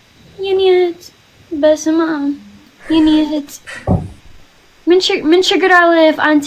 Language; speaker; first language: Amharic; early bilingual, heritage; Amharic